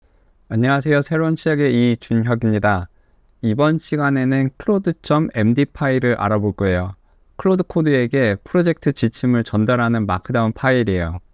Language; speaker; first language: Korean; native; Korean